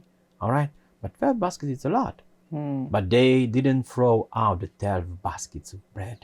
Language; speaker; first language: English; non-native, fluent; Hungarian